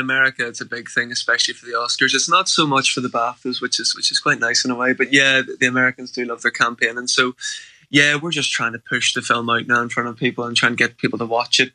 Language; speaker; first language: English; native; English